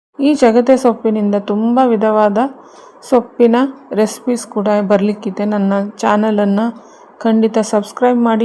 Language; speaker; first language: Kannada; native; Kannada